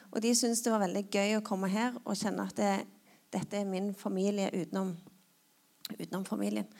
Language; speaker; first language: Norwegian; native; Norwegian